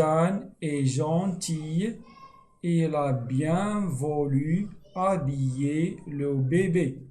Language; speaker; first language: French; non-native, local second language; Arabic